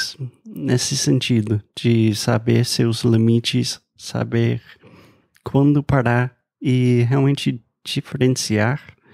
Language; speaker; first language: Portuguese; non-native, fluent; English